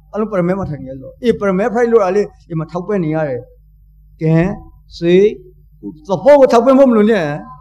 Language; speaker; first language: Burmese; native; Burmese